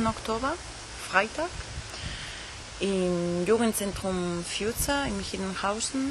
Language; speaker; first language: German; non-native, fluent; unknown